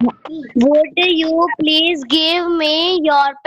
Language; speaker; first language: English; non-native, learner; Hindi